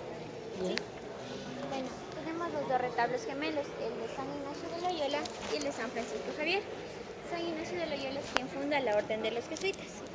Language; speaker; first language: Spanish; native; Spanish